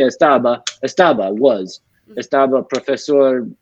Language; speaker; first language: Spanish; non-native, learner; English